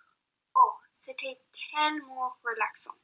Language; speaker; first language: French; non-native, local second language; English